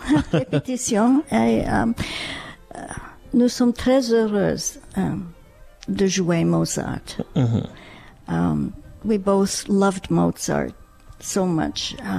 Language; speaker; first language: French; non-native, fluent; English